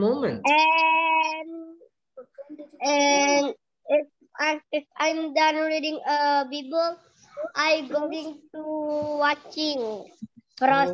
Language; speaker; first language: English; non-native, local second language; Indonesian